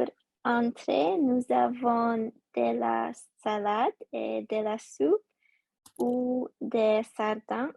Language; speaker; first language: French; non-native, learner; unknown